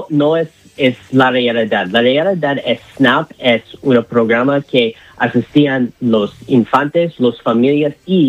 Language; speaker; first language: Spanish; non-native, learner; English